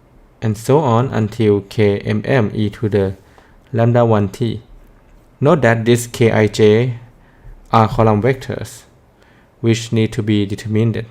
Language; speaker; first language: English; non-native, fluent; Thai